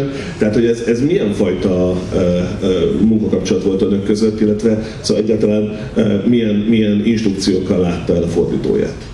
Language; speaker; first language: Hungarian; native; Hungarian